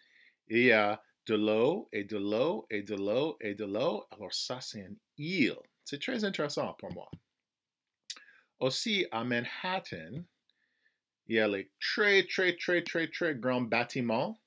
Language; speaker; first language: French; non-native, fluent; English